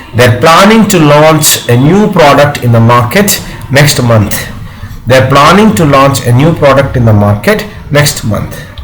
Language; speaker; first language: English; non-native, local second language; Telugu